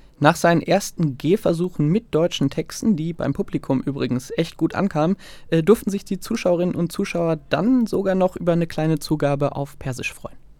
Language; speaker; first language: German; native; German